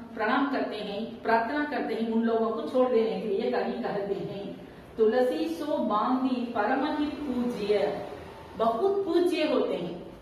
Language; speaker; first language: Hindi; non-native, local second language; Tamil